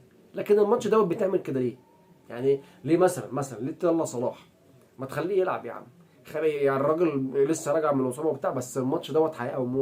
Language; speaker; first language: Arabic; native; Arabic